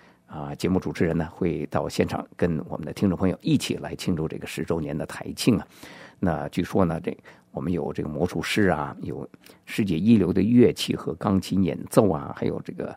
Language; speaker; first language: Chinese; native; Chinese